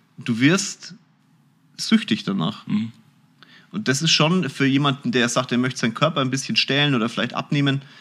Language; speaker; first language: German; early bilingual, other home language; Turkish